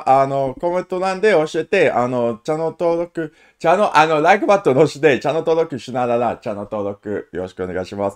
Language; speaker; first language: Japanese; non-native, learner; English